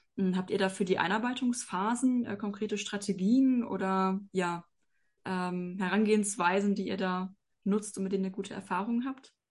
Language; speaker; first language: German; native; German